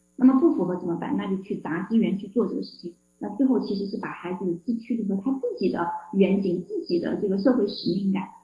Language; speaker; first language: Chinese; native; Chinese